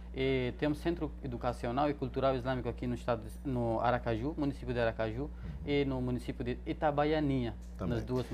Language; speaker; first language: Portuguese; non-native, fluent; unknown